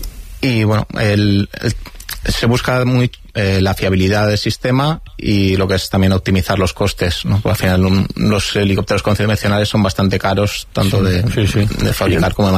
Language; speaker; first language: Spanish; native; Spanish